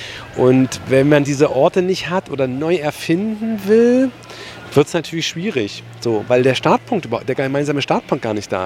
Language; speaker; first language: German; native; German